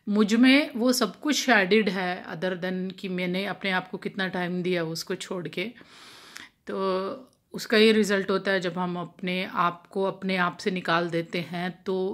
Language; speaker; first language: Hindi; non-native, local second language; Punjabi